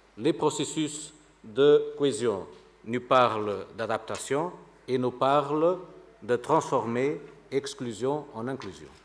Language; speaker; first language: French; non-native, fluent; Portuguese